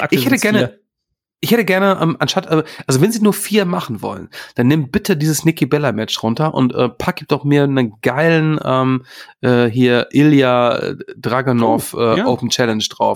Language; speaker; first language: German; native; German